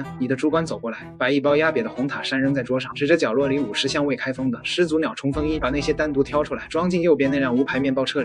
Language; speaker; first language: Chinese; native; Chinese